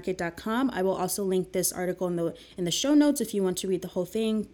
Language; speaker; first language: English; early bilingual, other home language; Akan